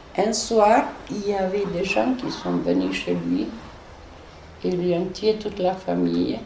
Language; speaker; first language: French; non-native, fluent; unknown